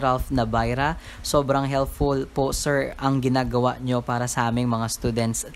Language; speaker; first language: Filipino; native; Filipino